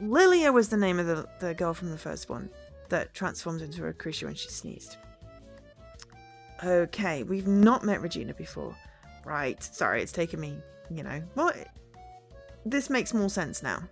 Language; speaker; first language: English; native; English